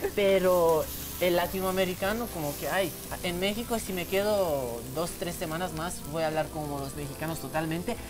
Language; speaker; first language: Spanish; non-native, fluent; Romanian